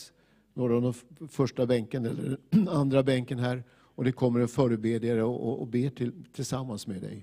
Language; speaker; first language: Swedish; native; Swedish